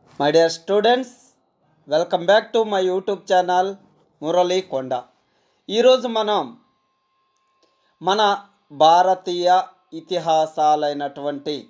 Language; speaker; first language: Telugu; native; Telugu